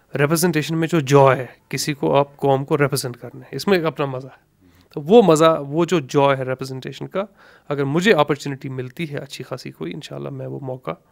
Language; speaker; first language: Urdu; non-native, local second language; Kashmiri